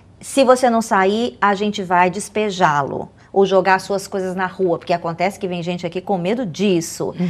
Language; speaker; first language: Portuguese; native; Portuguese